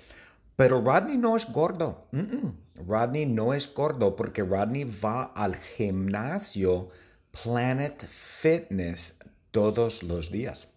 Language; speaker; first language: Spanish; non-native, fluent; English